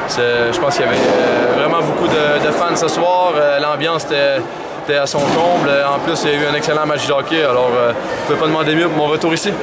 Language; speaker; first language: French; native; French